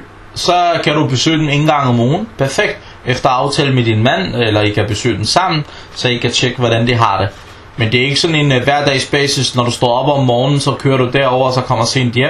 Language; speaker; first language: Danish; non-native, fluent; Arabic